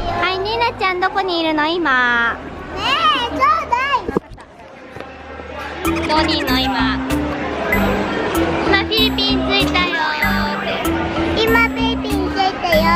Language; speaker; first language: Japanese; early bilingual, other home language; Filipino